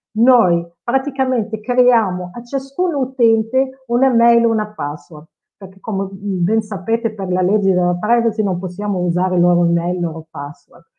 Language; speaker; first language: Italian; non-native, fluent; Arabic